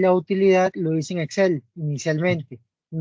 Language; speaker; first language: Spanish; native; Spanish